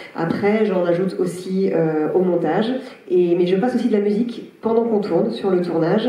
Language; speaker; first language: French; native; French